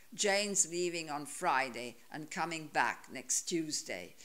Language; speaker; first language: English; non-native, fluent; Italian